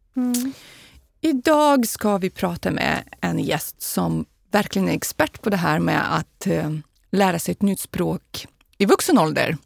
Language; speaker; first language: Swedish; non-native, fluent; Russian